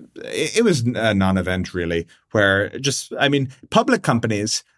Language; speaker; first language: English; native; English